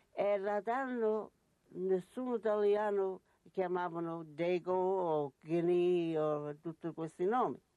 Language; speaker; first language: Italian; early bilingual, heritage; Italian